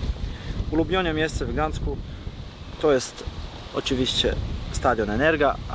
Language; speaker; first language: Polish; non-native, learner; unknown